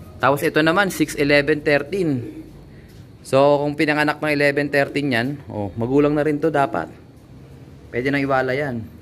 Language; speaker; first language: Filipino; native; Filipino